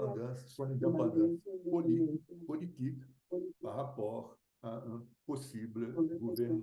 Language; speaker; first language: French; non-native, fluent; Portuguese